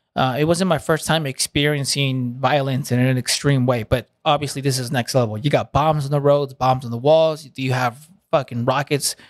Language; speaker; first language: English; early bilingual, other home language; Spanish